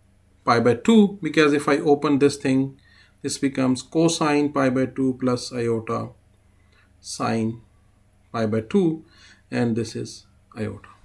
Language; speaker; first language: English; non-native, fluent; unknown